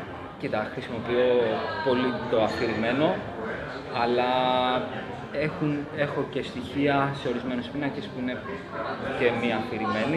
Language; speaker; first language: Greek; early bilingual, other home language; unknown